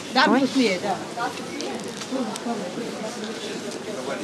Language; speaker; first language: Russian; non-native, learner; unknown